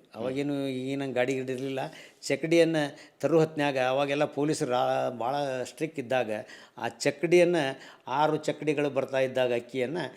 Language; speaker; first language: Kannada; native; Kannada